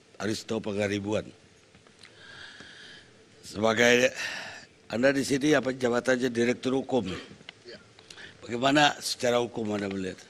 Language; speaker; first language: Indonesian; native; Indonesian